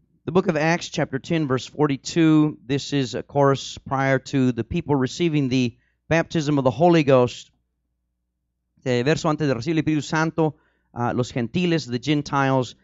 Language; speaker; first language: English; early bilingual, other home language; Spanish